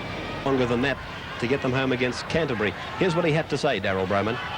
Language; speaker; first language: English; native; English